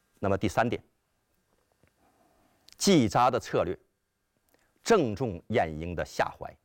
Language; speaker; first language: Chinese; native; Chinese